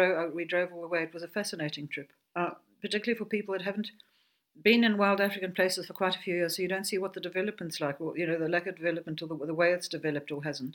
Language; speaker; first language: English; native; English